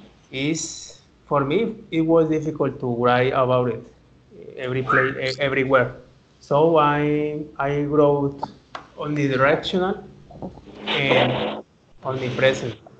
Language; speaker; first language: English; non-native, learner; Spanish